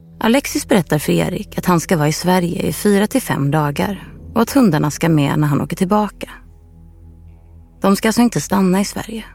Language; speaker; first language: Swedish; native; Swedish